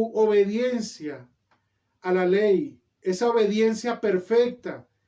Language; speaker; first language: Spanish; native; Spanish